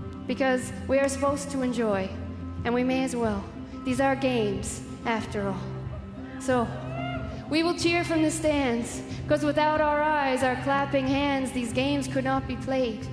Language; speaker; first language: English; native; English